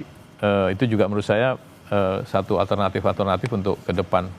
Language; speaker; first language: Indonesian; native; Indonesian